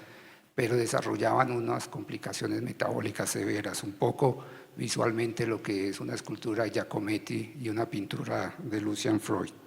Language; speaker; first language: Spanish; native; Spanish